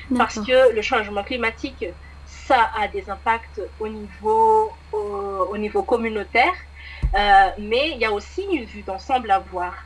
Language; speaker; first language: French; non-native, local second language; Malagasy